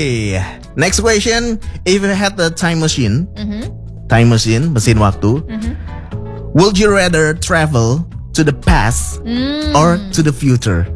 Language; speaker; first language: English; non-native, local second language; Indonesian